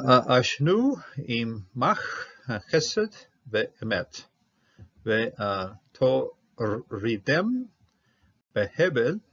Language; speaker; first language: Hebrew; non-native, fluent; English